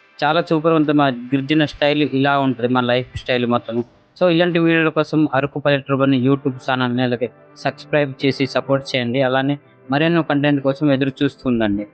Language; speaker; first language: Telugu; non-native, local second language; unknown